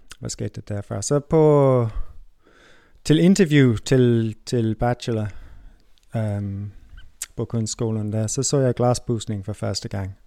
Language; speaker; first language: Danish; non-native, fluent; English